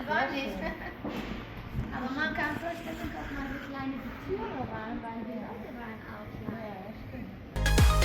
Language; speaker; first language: German; non-native, learner; Albanian